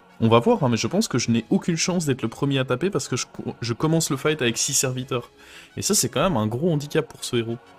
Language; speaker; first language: French; native; French